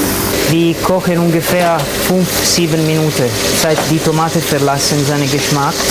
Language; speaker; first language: German; non-native, learner; Italian